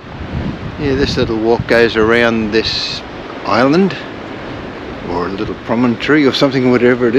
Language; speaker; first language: English; native; English